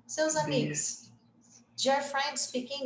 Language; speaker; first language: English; non-native, fluent; Portuguese